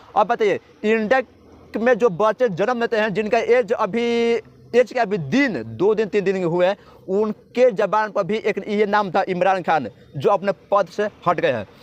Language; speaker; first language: Hindi; native; Hindi